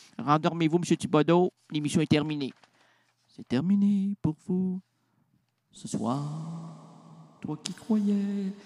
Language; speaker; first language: French; native; French